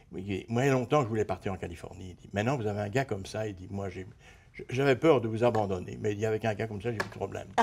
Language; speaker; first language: French; native; French